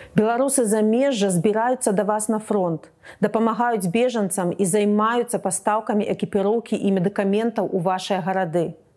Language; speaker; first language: Belarusian; native; Belarusian